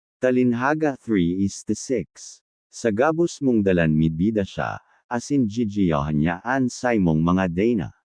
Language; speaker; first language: Filipino; non-native, local second language; Bikol